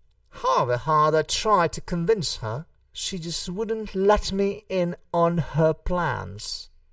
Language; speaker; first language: English; non-native, fluent; Hungarian